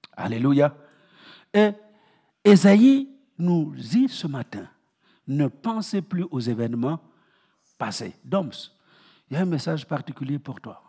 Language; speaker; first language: French; non-native, local second language; Mossi